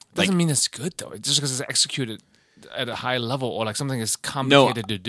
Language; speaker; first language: English; native; English